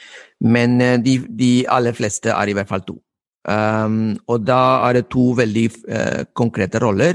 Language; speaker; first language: Norwegian; non-native, fluent; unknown